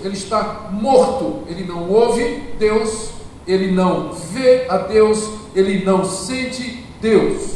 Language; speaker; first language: Portuguese; native; Portuguese